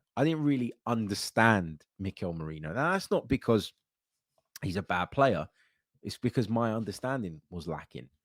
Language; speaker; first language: English; native; English